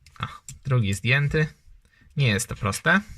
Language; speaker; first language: Polish; native; Polish